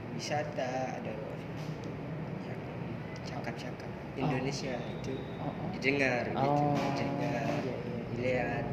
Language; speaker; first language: Indonesian; non-native, learner; Malay